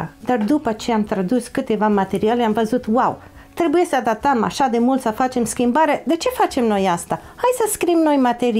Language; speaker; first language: Romanian; non-native, learner; English